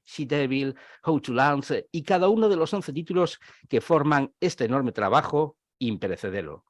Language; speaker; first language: Spanish; native; Spanish